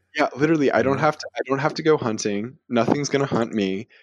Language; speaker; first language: English; native; English